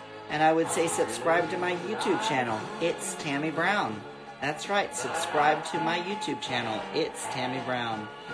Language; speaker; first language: English; early bilingual, other home language; Spanish